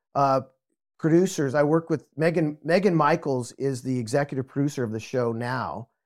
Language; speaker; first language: English; native; English